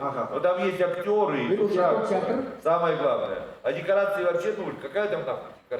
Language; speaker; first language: Russian; native; Russian